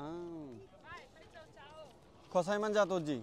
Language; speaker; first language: Italian; non-native, learner; Bangla